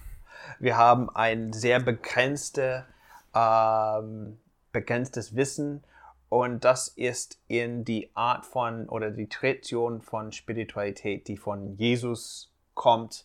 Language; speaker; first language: German; non-native, fluent; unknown